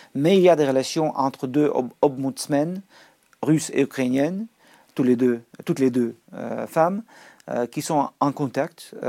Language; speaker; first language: French; non-native, fluent; Russian